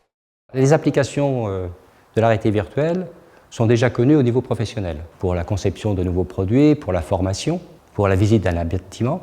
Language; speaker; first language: French; native; French